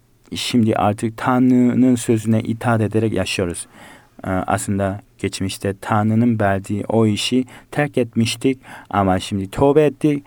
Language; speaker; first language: Turkish; non-native, fluent; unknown